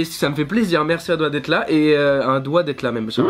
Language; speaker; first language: French; native; French